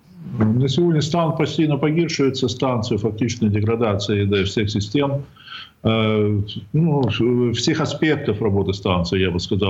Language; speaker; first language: Ukrainian; native; Ukrainian